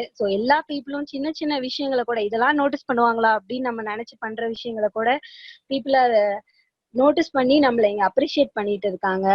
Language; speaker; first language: Tamil; native; Tamil